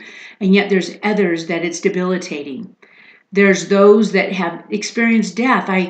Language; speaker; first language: English; native; English